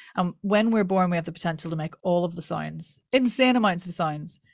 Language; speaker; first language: English; native; English